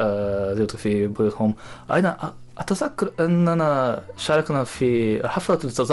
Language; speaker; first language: Arabic; non-native, learner; Japanese